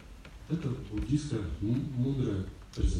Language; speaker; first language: Russian; native; Russian